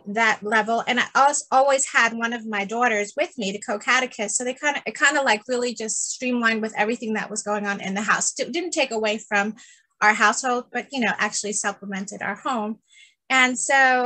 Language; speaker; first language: English; early bilingual, other home language; Spanish